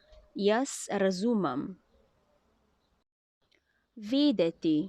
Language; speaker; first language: Slovenian; non-native, learner; Chinese